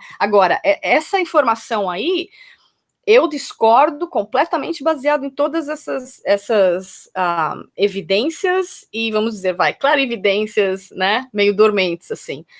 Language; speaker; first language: Portuguese; native; Portuguese